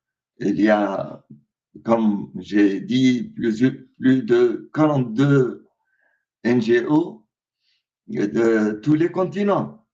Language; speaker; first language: French; non-native, fluent; Arabic